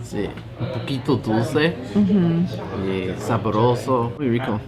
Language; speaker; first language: Spanish; non-native, learner; English